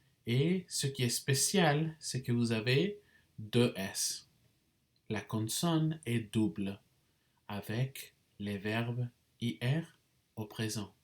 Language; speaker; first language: French; non-native, fluent; English